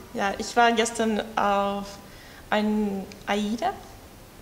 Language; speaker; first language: German; non-native, learner; Russian